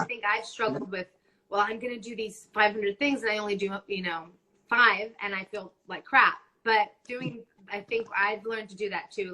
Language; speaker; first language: English; non-native, fluent; Spanish